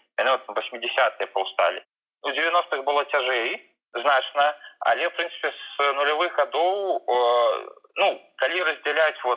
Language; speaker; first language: Belarusian; non-native, local second language; Russian